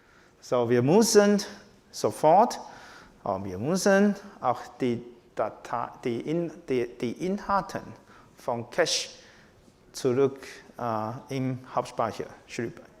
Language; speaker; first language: German; non-native, learner; Chinese